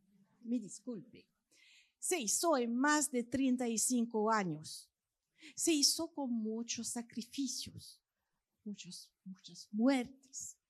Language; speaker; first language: Spanish; non-native, fluent; French